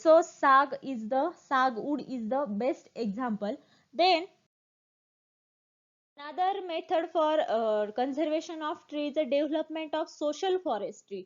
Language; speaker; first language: English; non-native, local second language; Marathi